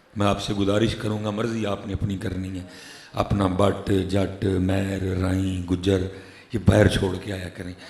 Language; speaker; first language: Urdu; non-native, local second language; Punjabi